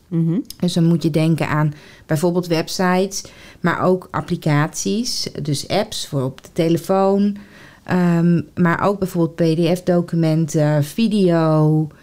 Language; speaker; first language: Dutch; native; Dutch